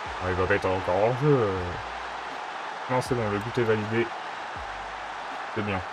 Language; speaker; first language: French; native; French